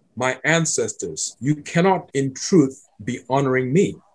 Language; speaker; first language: English; non-native, local second language; Akan